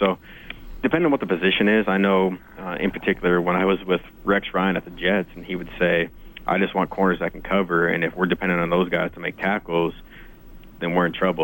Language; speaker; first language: English; native; English